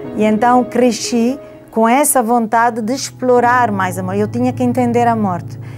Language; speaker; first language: Portuguese; non-native, fluent; Italian